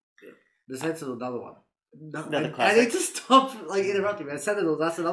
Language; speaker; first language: English; native; English